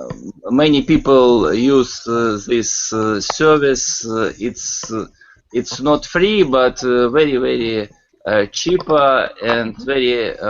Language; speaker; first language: English; non-native, learner; Russian